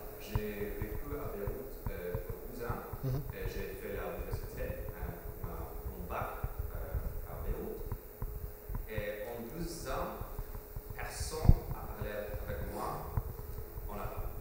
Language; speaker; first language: French; non-native, fluent; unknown